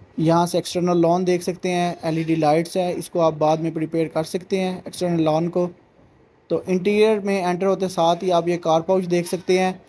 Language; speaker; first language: Urdu; non-native, local second language; Punjabi